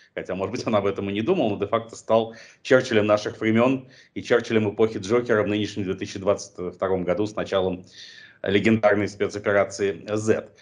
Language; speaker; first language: Russian; native; Russian